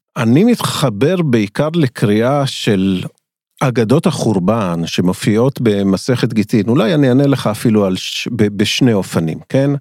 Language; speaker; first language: Hebrew; native; Hebrew